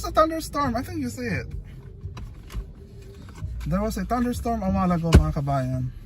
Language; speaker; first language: English; non-native, local second language; Filipino